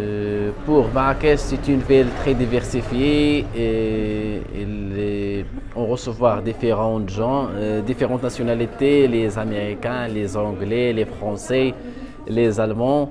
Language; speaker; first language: French; non-native, local second language; Arabic